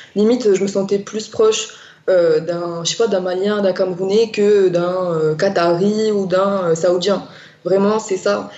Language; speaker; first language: French; non-native, local second language; Arabic